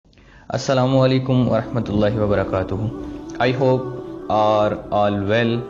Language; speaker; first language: Urdu; native; Urdu